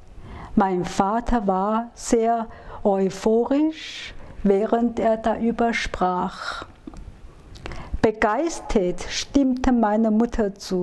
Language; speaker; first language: German; non-native, fluent; Chinese